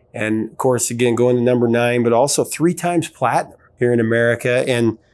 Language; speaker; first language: English; native; English